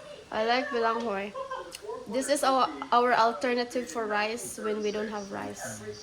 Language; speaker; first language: English; non-native, local second language; Cebuano